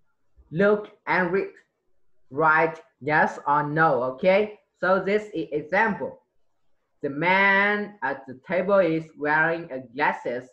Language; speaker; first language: English; non-native, fluent; Vietnamese